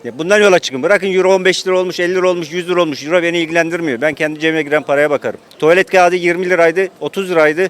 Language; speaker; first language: Turkish; native; Turkish